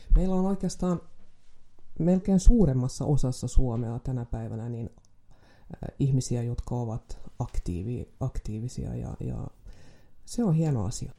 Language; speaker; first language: Finnish; non-native, local second language; Swedish